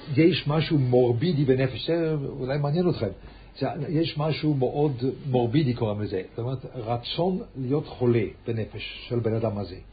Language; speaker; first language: Hebrew; non-native, fluent; English